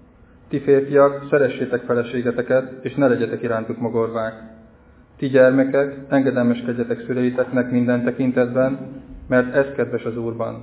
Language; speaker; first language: Hungarian; native; Hungarian